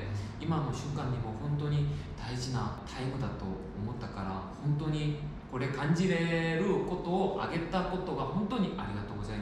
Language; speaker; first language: Japanese; non-native, fluent; Korean